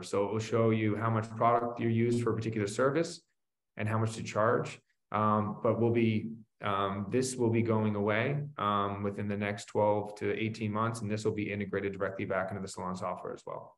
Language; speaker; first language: English; native; English